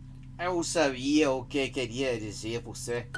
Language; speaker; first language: Portuguese; non-native, fluent; German